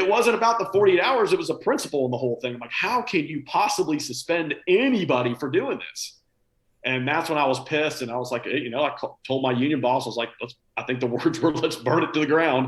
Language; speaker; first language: English; native; English